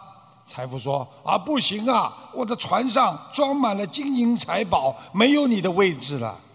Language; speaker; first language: Chinese; native; Chinese